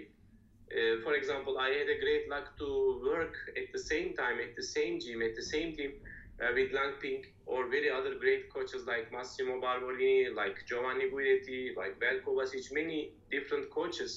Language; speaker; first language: English; non-native, fluent; Turkish